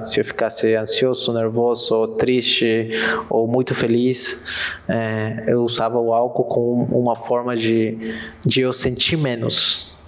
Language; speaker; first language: Portuguese; non-native, fluent; Spanish